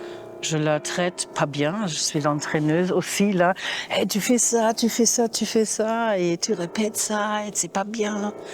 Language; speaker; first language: French; non-native, fluent; German